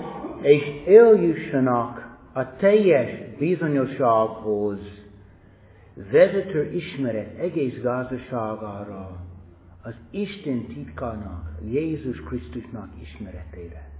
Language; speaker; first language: Hungarian; non-native, fluent; English